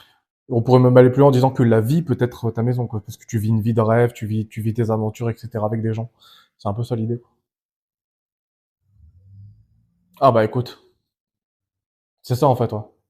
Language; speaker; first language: French; native; French